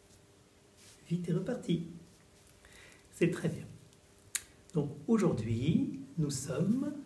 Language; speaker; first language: French; native; French